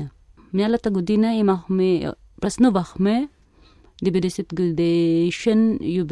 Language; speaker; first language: Bulgarian; non-native, fluent; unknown